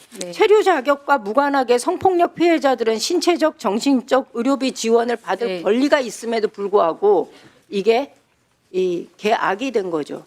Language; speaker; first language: Korean; native; Korean